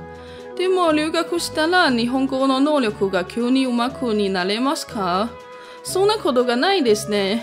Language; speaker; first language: Japanese; non-native, learner; Chinese